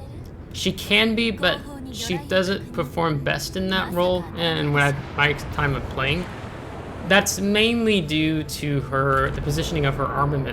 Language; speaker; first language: English; native; English